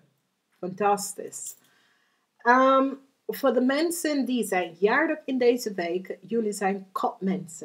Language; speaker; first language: Dutch; non-native, learner; English